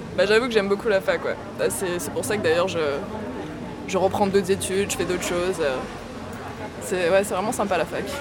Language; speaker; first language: French; native; French